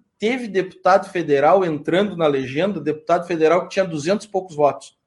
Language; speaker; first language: Portuguese; native; Portuguese